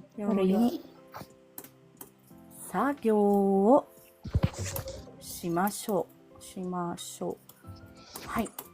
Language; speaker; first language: Japanese; non-native, fluent; Filipino